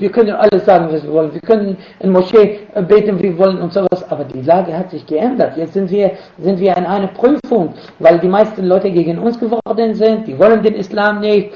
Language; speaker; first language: German; non-native, fluent; Arabic